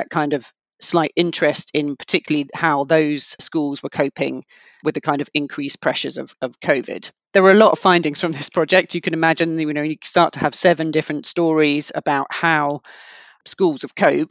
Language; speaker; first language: English; native; English